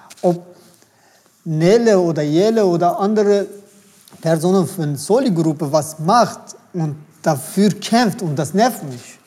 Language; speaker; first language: German; non-native, fluent; Turkish